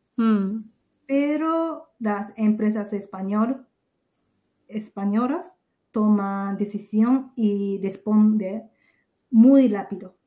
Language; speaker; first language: Spanish; non-native, fluent; Japanese